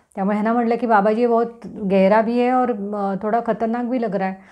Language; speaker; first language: Hindi; non-native, local second language; Marathi